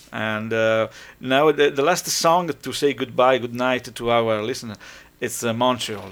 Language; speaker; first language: English; non-native, fluent; Italian